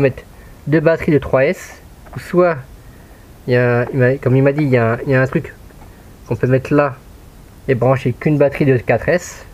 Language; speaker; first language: French; native; French